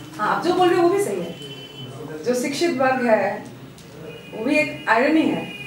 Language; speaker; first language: Hindi; non-native, local second language; Assamese